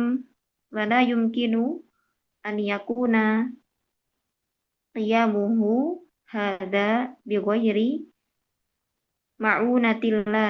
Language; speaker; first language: Arabic; non-native, learner; Indonesian